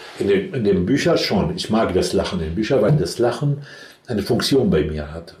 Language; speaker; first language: German; non-native, fluent; Arabic